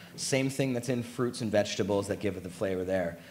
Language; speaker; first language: English; native; English